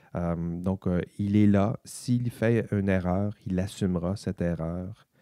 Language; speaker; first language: French; native; French